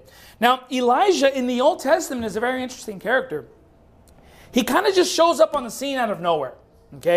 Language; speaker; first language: English; native; English